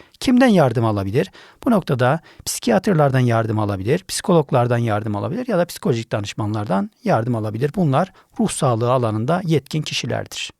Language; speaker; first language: Turkish; native; Turkish